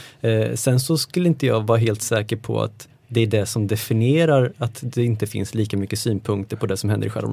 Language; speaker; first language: Swedish; native; Swedish